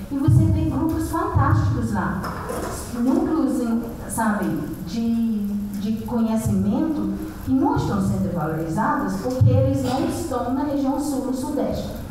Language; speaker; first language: Portuguese; native; Portuguese